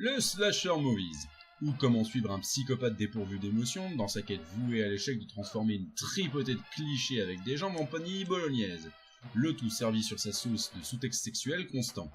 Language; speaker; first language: French; native; French